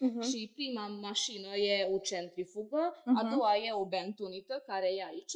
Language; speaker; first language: Romanian; non-native, local second language; Hungarian